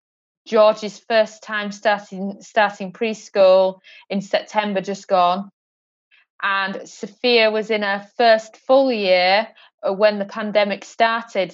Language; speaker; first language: English; native; English